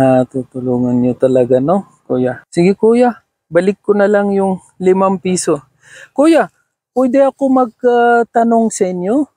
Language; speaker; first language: Filipino; non-native, learner; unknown